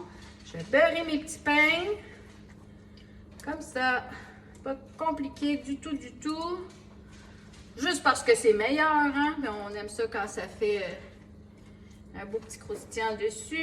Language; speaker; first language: French; native; French